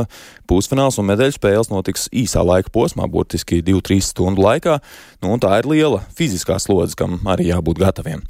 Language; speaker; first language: Latvian; native; Latvian